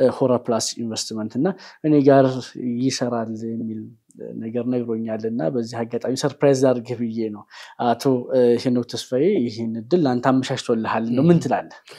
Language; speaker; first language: Amharic; native; Amharic